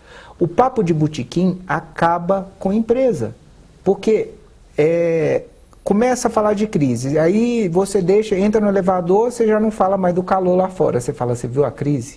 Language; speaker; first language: Portuguese; native; Portuguese